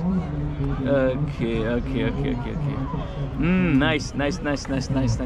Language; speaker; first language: English; non-native, learner; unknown